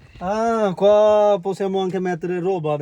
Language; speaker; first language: Italian; non-native, learner; Urdu